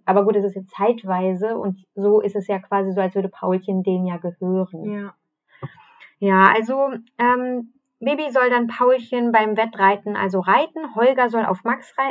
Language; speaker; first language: German; native; German